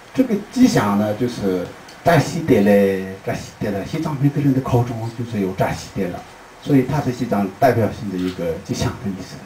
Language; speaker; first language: Chinese; non-native, local second language; Tibetan